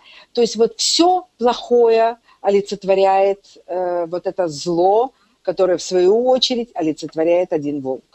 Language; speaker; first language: Russian; native; Russian